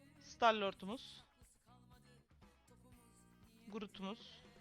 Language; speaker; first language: Turkish; native; Turkish